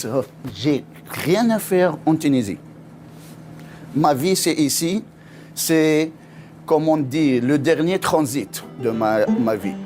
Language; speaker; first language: French; non-native, learner; Arabic